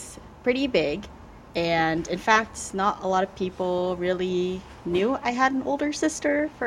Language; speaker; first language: English; early bilingual, other home language; Vietnamese